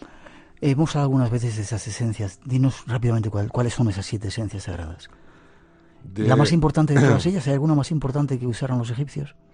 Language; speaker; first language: Spanish; native; Spanish